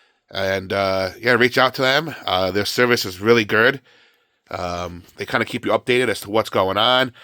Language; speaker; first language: English; native; English